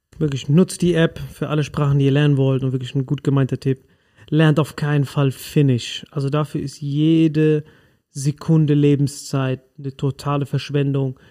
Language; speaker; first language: German; non-native, fluent; Spanish